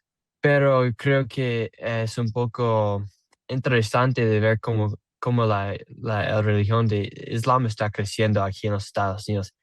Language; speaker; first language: Spanish; non-native, learner; English